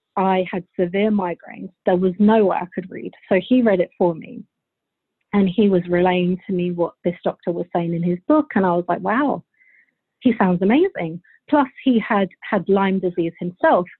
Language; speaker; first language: English; early bilingual, other home language; Bulgarian